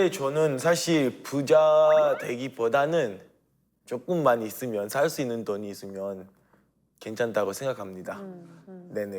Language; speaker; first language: Korean; non-native, fluent; French